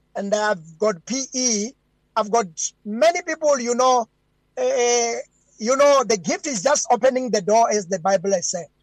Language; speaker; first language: English; non-native, local second language; Venda